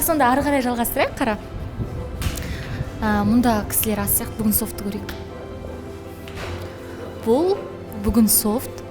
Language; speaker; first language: Kazakh; native; Kazakh